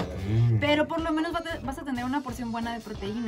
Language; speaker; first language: Spanish; native; Spanish